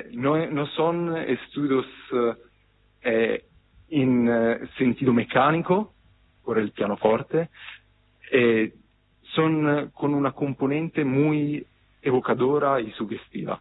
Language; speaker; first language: Spanish; non-native, fluent; Italian